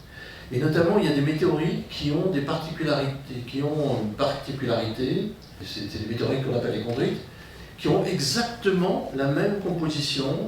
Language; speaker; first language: French; native; French